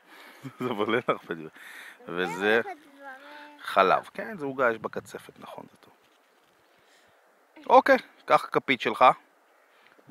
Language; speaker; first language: Hebrew; native; Hebrew